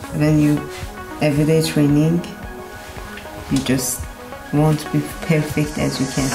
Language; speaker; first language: English; non-native, learner; Persian